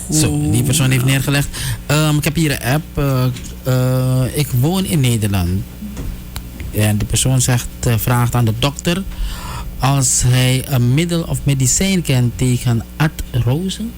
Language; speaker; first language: Dutch; native; Dutch